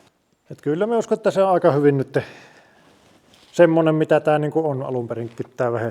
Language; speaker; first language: Finnish; native; Finnish